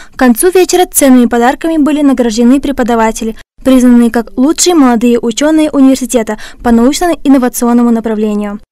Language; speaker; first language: Russian; non-native, local second language; Kazakh